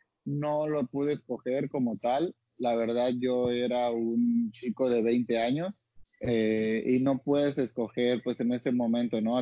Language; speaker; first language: Spanish; native; Spanish